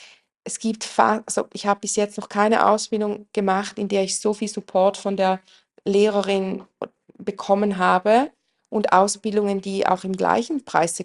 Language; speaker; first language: German; native; German